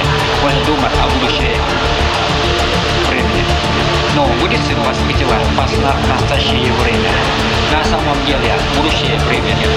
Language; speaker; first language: Russian; non-native, learner; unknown